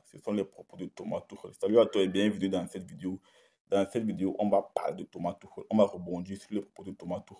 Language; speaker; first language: French; native; French